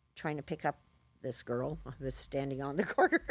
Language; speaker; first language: English; native; English